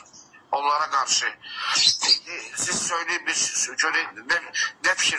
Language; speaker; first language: Turkish; non-native, learner; Azerbaijani